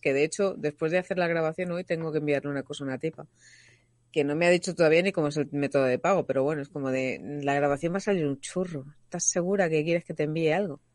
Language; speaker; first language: Spanish; native; Spanish